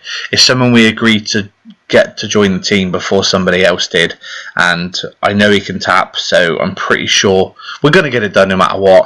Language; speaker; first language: English; native; English